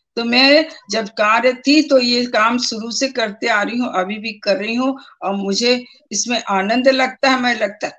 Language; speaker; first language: Hindi; native; Hindi